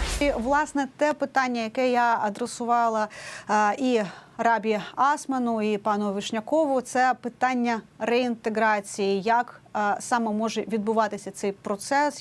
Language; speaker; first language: Ukrainian; native; Ukrainian